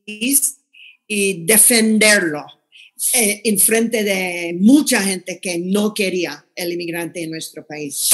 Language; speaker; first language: Spanish; non-native, fluent; English